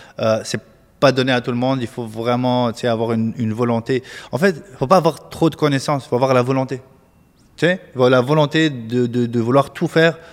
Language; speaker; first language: French; non-native, local second language; Arabic